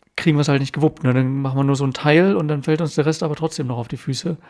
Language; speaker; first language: German; native; German